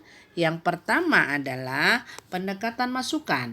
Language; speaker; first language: Indonesian; native; Indonesian